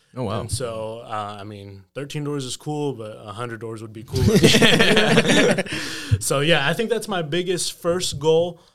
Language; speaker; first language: English; native; English